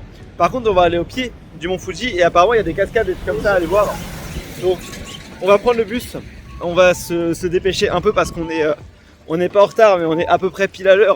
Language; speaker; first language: French; native; French